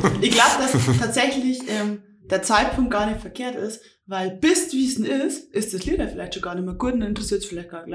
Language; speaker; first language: German; native; German